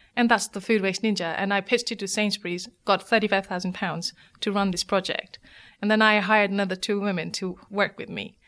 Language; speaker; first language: English; non-native, local second language; Nepali